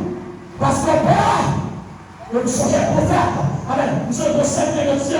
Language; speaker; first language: French; non-native, local second language; Haitian Creole